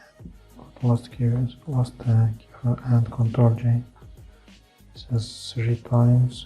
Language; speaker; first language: English; non-native, fluent; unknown